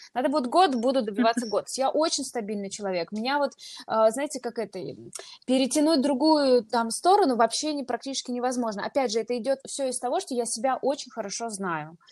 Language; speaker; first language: Russian; native; Russian